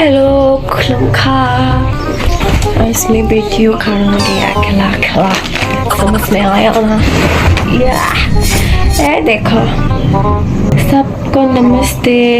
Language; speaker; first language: Hindi; non-native, local second language; Kok Borok